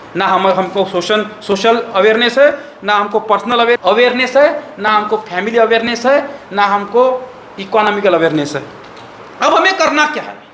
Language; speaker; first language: Hindi; non-native, local second language; Marathi